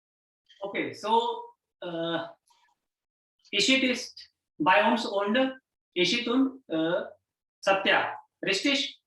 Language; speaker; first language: German; non-native, fluent; Hindi